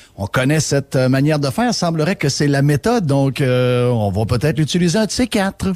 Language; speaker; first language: French; native; French